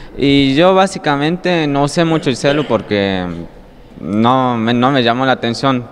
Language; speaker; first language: Spanish; native; Spanish